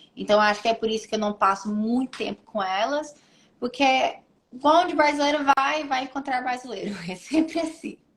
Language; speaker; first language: Portuguese; early bilingual, heritage; English